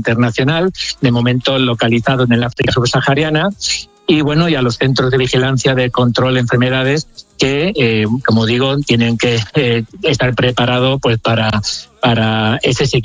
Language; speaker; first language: Spanish; native; Spanish